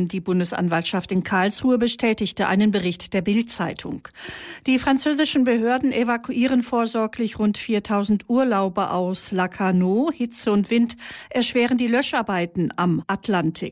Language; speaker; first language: German; native; German